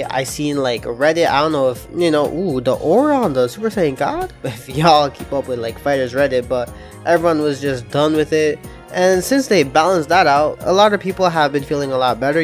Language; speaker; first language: English; native; English